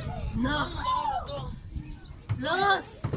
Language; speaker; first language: Spanish; non-native, learner; Haitian Creole